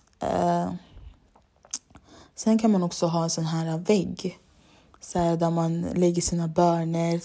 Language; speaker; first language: Swedish; early bilingual, other home language; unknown